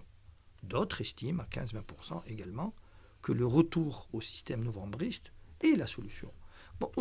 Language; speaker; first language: French; non-native, local second language; Arabic